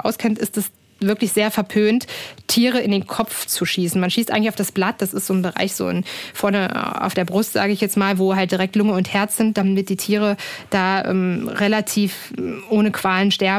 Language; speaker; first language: German; native; German